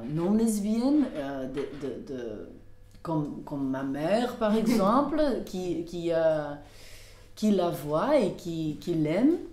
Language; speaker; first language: French; non-native, local second language; Dutch